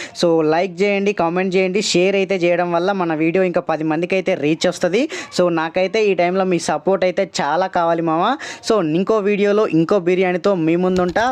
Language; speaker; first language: Telugu; native; Telugu